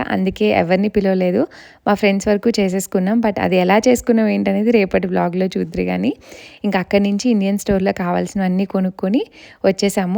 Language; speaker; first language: Telugu; native; Telugu